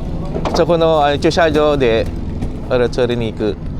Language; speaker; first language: Japanese; non-native, learner; Filipino